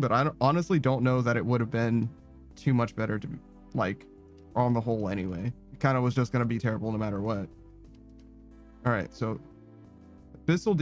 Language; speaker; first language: English; native; English